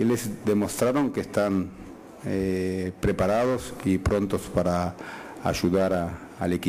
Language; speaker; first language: Portuguese; non-native, fluent; Spanish